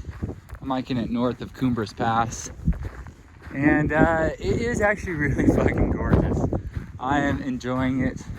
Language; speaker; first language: English; native; English